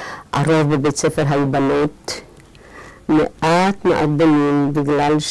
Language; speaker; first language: Hebrew; non-native, fluent; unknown